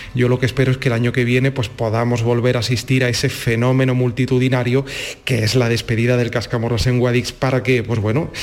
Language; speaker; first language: Spanish; native; Spanish